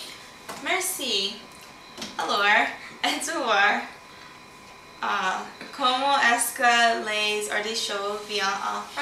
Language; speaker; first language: French; non-native, learner; English